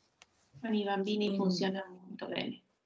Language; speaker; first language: Italian; non-native, learner; Spanish